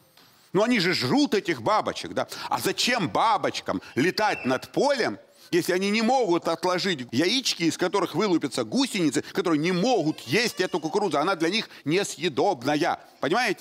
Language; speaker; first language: Russian; native; Russian